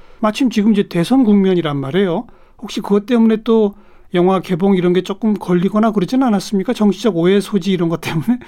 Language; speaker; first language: Korean; native; Korean